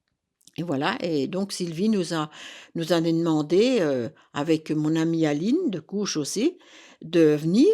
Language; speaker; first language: French; native; French